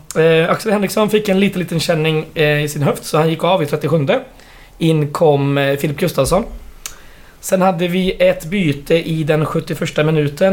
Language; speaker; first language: Swedish; native; Swedish